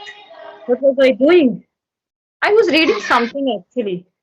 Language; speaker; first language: English; non-native, learner; Hindi